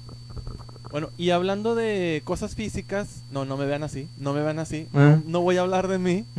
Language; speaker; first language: Spanish; native; Spanish